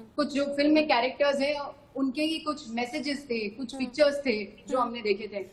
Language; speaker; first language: Hindi; native; Hindi